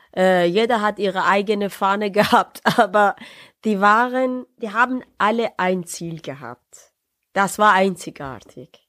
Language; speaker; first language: German; non-native, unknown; Persian